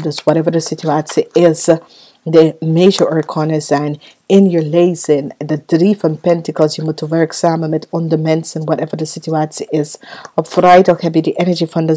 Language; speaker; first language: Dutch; non-native, fluent; English